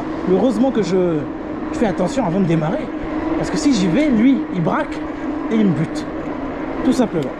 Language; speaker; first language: French; native; French